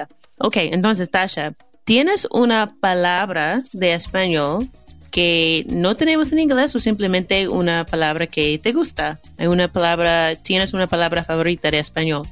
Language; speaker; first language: Spanish; non-native, learner; English